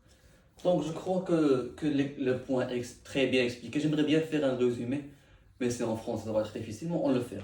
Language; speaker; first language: French; non-native, learner; Arabic